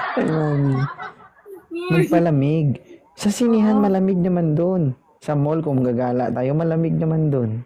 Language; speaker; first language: Filipino; non-native, local second language; Cebuano